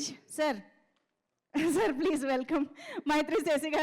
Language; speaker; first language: Telugu; native; Telugu